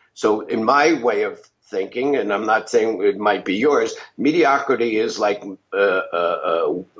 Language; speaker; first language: English; native; English